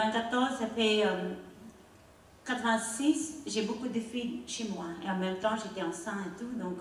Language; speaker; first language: French; non-native, learner; Khmer